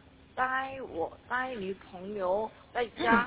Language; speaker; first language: Chinese; non-native, learner; Korean